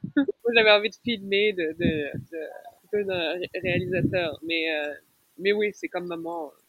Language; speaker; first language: French; non-native, local second language; Arabic